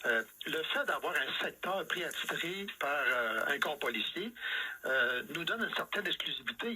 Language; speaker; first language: French; native; French